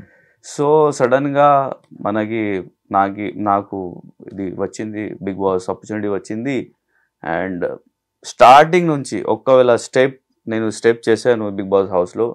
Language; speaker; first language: Telugu; non-native, learner; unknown